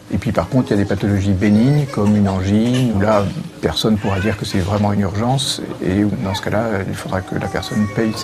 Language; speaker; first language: French; native; French